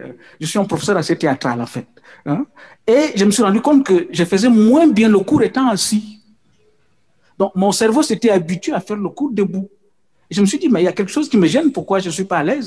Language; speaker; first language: French; native; French